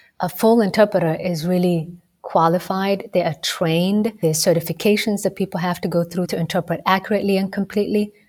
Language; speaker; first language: English; non-native, local second language; Somali